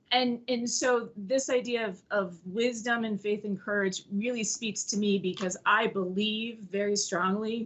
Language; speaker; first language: English; native; English